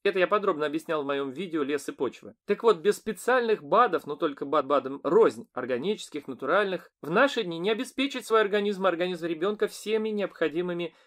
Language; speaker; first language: Russian; native; Russian